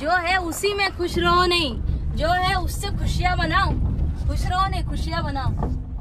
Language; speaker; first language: Hindi; non-native, local second language; Marathi